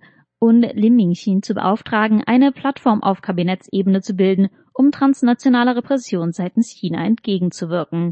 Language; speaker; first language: German; native; German